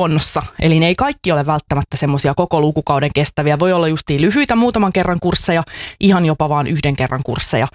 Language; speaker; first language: Finnish; native; Finnish